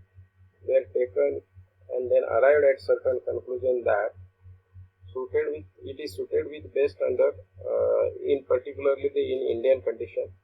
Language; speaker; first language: English; non-native, local second language; Marathi